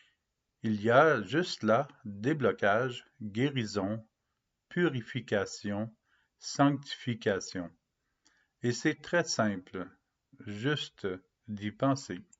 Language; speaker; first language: French; native; French